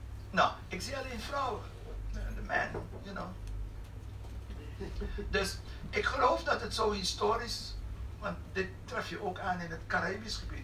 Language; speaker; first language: Dutch; non-native, local second language; Papiamento